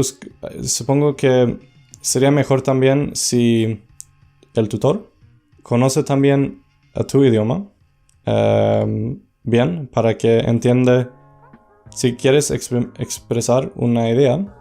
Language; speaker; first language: Spanish; non-native, fluent; Swedish